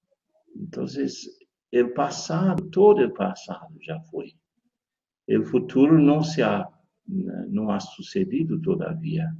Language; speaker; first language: Spanish; non-native, fluent; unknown